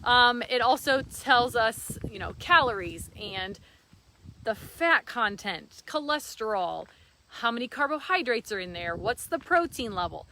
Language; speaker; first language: English; native; English